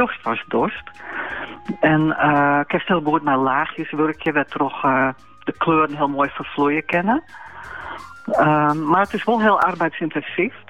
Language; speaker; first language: Dutch; native; Dutch